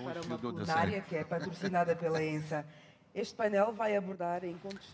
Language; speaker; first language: Portuguese; native; Portuguese